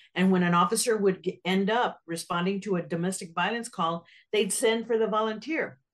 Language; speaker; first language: English; native; English